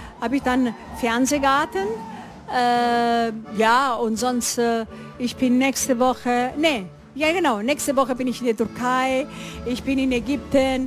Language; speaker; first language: German; non-native, fluent; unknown